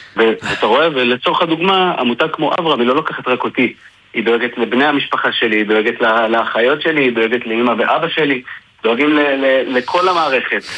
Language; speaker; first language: Hebrew; native; Hebrew